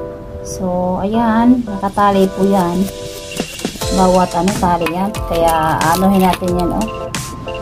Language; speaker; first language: Filipino; non-native, local second language; Cebuano